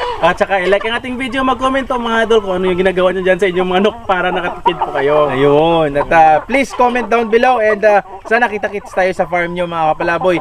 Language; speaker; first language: Filipino; native; Filipino